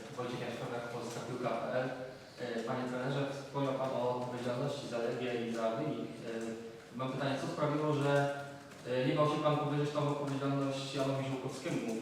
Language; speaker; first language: Polish; native; Polish